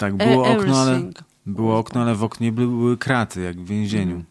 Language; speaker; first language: Russian; non-native, learner; Polish